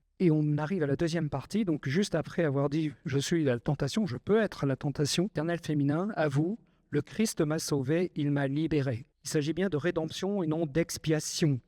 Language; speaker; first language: French; native; French